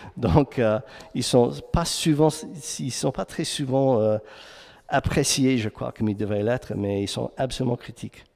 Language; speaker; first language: French; non-native, fluent; English